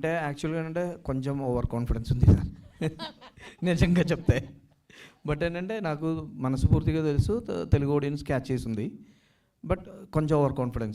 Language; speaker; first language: Telugu; non-native, learner; Malayalam